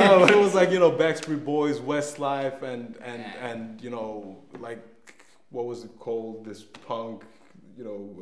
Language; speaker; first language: English; non-native, fluent; Danish